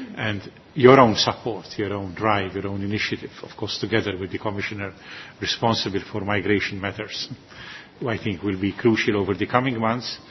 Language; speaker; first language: English; non-native, local second language; Maltese